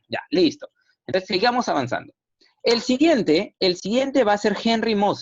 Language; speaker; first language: Spanish; native; Spanish